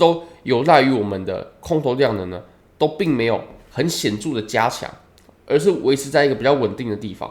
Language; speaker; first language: Chinese; native; Chinese